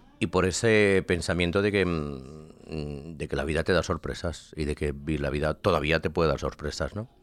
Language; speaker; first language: Spanish; native; Spanish